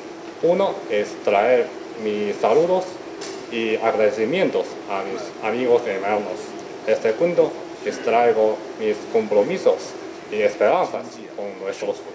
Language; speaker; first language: Spanish; non-native, fluent; Chinese